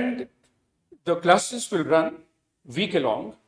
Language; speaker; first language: English; non-native, local second language; Punjabi